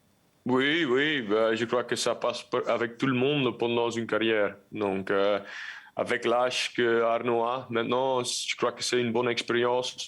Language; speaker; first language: French; non-native, local second language; Dutch